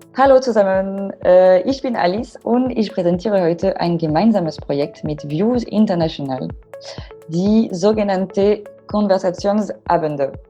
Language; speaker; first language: German; non-native, fluent; French